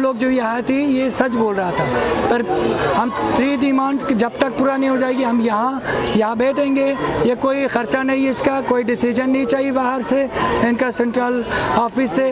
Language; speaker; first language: Hindi; non-native, fluent; Persian